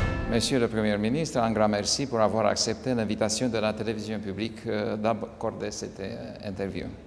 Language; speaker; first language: French; non-native, fluent; Romanian